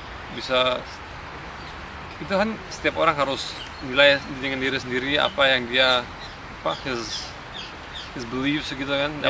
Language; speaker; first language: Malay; early bilingual, other home language; German